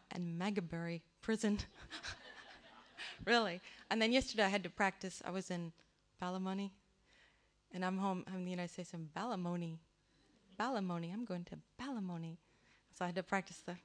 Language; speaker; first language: English; native; English